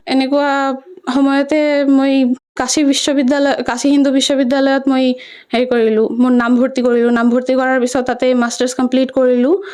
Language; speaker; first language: Assamese; native; Assamese